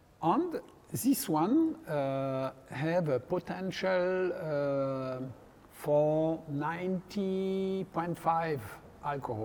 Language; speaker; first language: English; non-native, learner; French